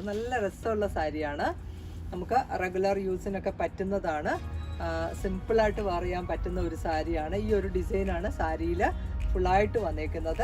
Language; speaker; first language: Malayalam; native; Malayalam